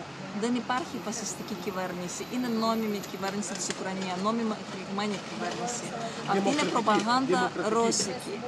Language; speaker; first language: Greek; non-native, fluent; Ukrainian